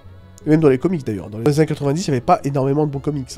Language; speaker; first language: French; native; French